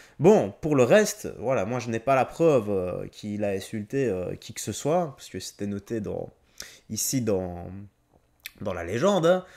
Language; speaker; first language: French; native; French